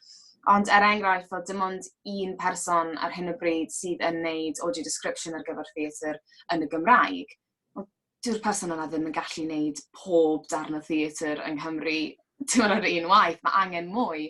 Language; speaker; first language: Welsh; native; Welsh